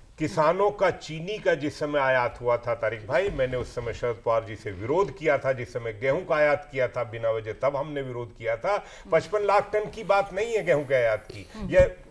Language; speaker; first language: Hindi; native; Hindi